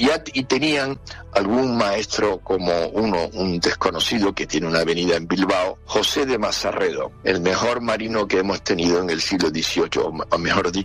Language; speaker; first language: Spanish; native; Spanish